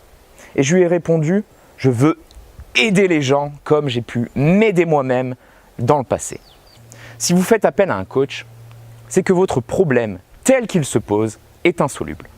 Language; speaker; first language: French; native; French